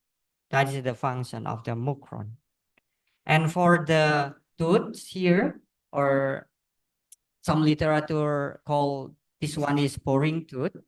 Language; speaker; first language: English; non-native, learner; Indonesian